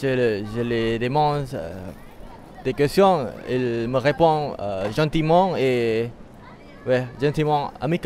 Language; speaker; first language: French; non-native, learner; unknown